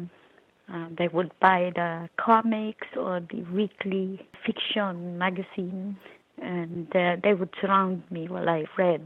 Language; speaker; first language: English; non-native, local second language; Filipino